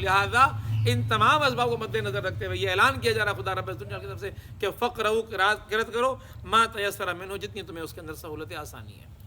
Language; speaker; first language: Urdu; non-native, local second language; Sindhi